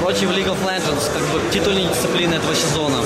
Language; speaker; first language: Russian; native; Russian